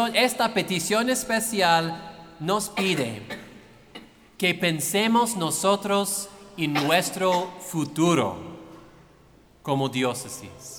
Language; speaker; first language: Spanish; non-native, fluent; English